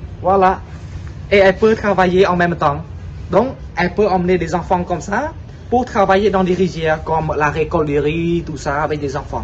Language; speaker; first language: French; non-native, fluent; Khmer